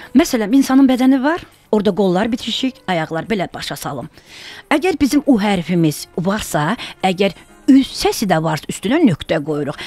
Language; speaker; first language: Azerbaijani; non-native, local second language; Talysh